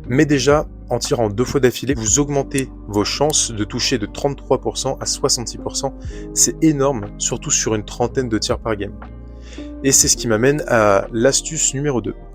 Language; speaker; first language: French; native; French